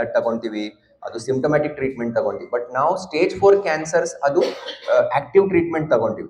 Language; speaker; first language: Kannada; non-native, learner; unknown